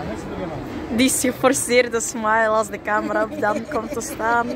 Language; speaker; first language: Dutch; early bilingual, other home language; Filipino